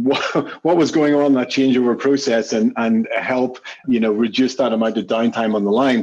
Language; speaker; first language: English; native; English